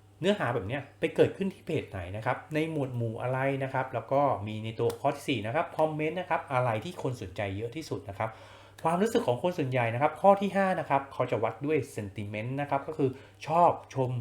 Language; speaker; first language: Thai; native; Thai